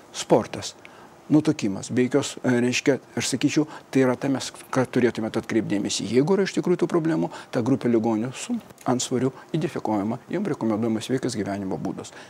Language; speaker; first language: Lithuanian; non-native, fluent; Russian